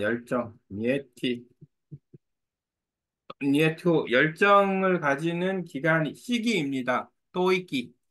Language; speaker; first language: Korean; native; Korean